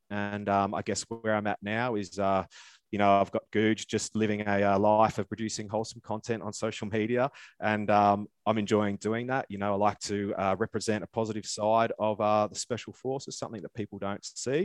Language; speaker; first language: English; native; English